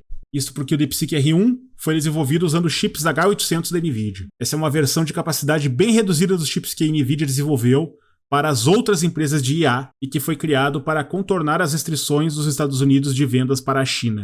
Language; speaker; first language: Portuguese; native; Portuguese